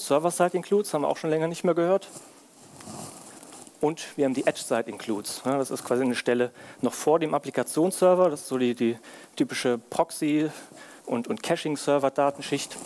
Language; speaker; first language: German; native; German